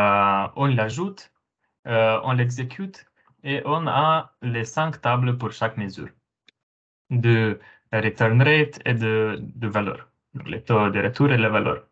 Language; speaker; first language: French; non-native, fluent; Romanian